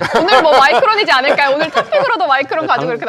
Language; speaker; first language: Korean; native; Korean